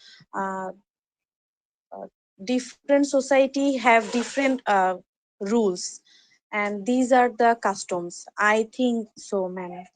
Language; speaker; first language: English; non-native, learner; Bangla